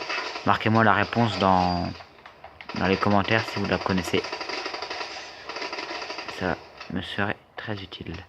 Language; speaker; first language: French; native; French